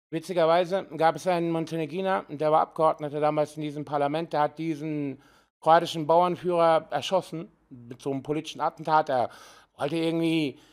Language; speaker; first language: German; early bilingual, heritage; Serbian